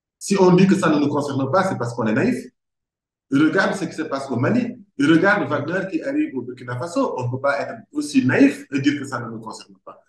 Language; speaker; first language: French; non-native, local second language; Wolof